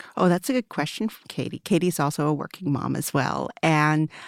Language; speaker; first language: English; early bilingual, other home language; Chinese